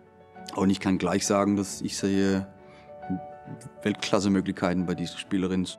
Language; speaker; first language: German; non-native, fluent; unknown